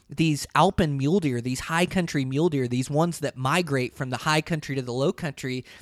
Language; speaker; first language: English; native; English